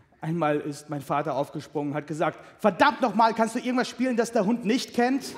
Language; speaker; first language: German; non-native, fluent; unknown